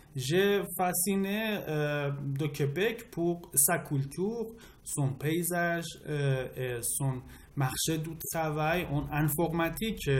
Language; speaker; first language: French; non-native, learner; Persian